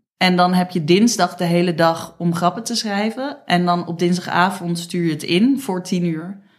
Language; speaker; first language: Dutch; native; Dutch